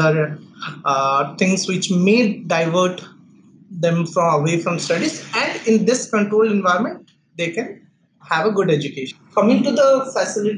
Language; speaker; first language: English; non-native, local second language; Odia